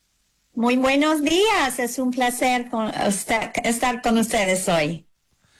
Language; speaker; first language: Spanish; early bilingual, heritage; English